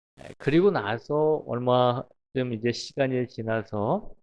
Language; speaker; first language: Korean; native; Korean